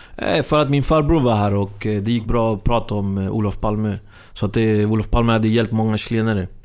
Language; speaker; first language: Swedish; early bilingual, other home language; Spanish